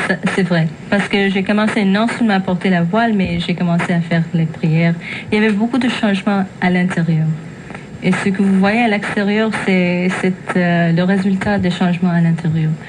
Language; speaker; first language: French; non-native, fluent; English